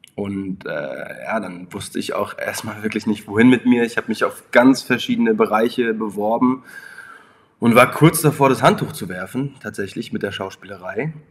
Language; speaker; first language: German; native; German